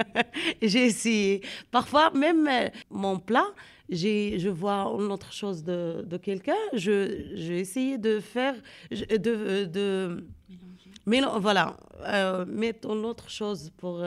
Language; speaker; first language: French; non-native, learner; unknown